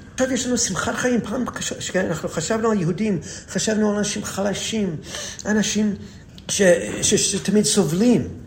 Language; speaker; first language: Hebrew; non-native, fluent; English